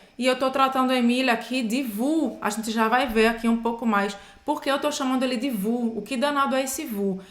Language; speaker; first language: Portuguese; native; Portuguese